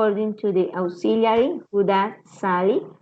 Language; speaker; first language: English; non-native, learner; Spanish